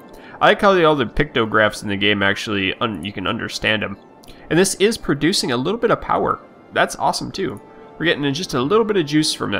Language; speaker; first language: English; native; English